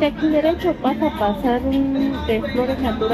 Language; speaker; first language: Spanish; native; Spanish